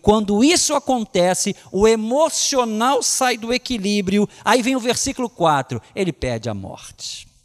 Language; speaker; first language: Portuguese; native; Portuguese